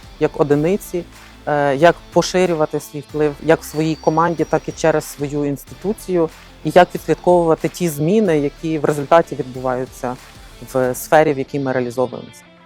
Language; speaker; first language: Ukrainian; native; Ukrainian